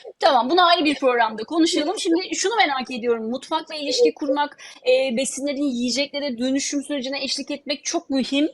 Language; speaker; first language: Turkish; native; Turkish